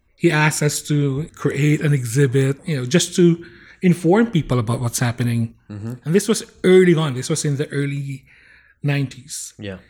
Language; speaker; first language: English; non-native, local second language; Bikol